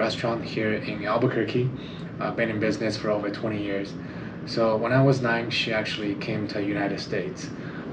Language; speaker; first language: English; non-native, fluent; Chinese